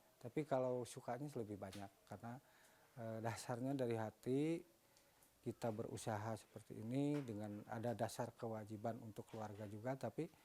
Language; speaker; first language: Indonesian; non-native, local second language; Sundanese